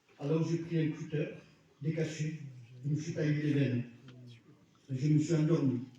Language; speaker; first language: French; early bilingual, other home language; Arabic